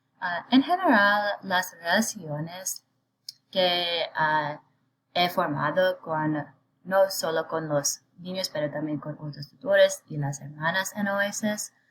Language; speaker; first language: Spanish; non-native, learner; English